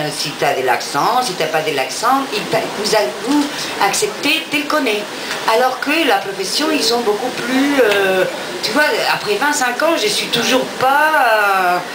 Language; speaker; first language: French; non-native, fluent; Spanish